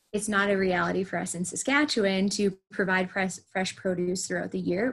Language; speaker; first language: English; native; English